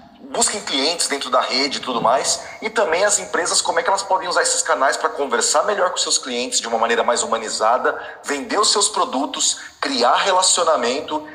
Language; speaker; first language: Portuguese; native; Portuguese